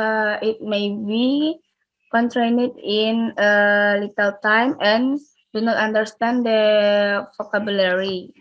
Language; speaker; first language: English; non-native, learner; Indonesian